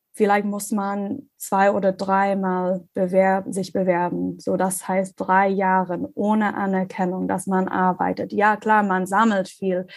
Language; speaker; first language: German; non-native, learner; English